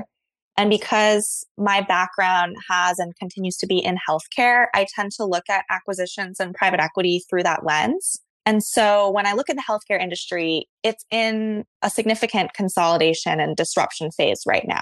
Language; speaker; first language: English; native; English